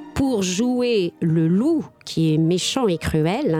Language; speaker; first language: French; native; French